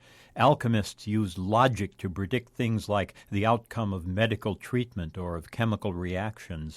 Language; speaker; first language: English; native; English